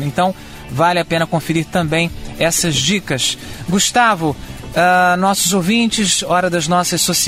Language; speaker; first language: Portuguese; native; Portuguese